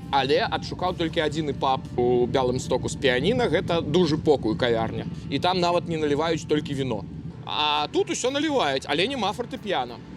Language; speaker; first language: Belarusian; non-native, local second language; Russian